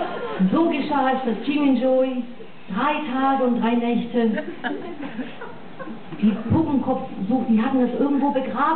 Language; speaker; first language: German; non-native, fluent; English